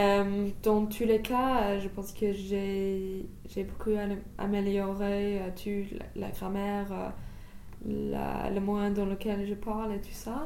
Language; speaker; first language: French; non-native, fluent; English